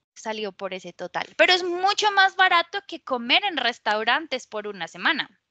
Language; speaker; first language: Spanish; native; Spanish